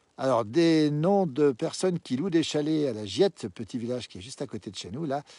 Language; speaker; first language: French; native; French